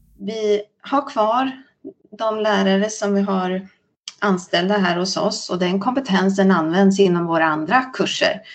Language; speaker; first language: Swedish; native; Swedish